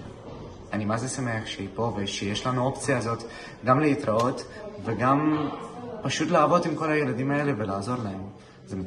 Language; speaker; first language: Hebrew; non-native, fluent; Russian